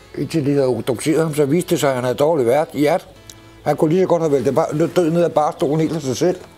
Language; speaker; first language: Danish; native; Danish